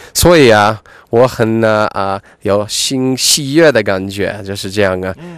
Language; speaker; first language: Chinese; non-native, fluent; English